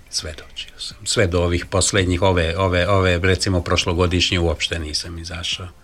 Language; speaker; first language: Serbian; non-native, local second language; Hungarian